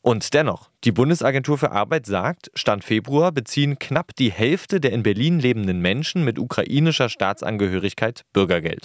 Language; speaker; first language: German; native; German